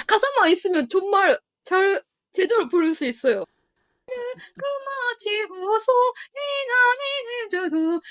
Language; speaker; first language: Korean; non-native, fluent; Japanese